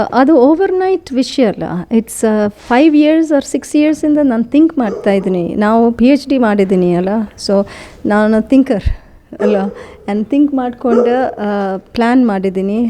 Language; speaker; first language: Kannada; non-native, fluent; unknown